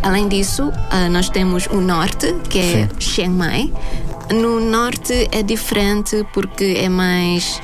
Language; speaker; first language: Portuguese; non-native, fluent; Thai